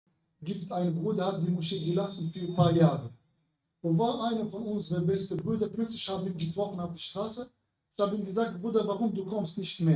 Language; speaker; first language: German; non-native, learner; Arabic